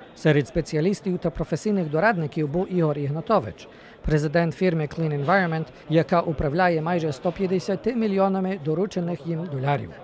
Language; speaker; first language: Ukrainian; early bilingual, heritage; Ukrainian